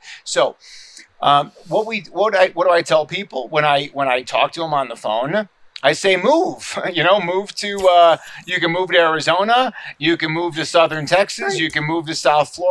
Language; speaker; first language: English; native; English